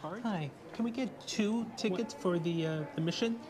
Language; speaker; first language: English; native; English